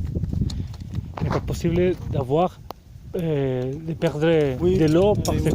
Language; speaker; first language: French; non-native, fluent; Catalan